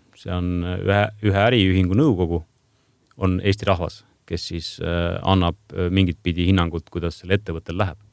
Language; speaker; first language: Estonian; native; Estonian